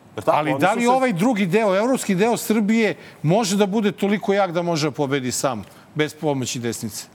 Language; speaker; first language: Serbian; native; Serbian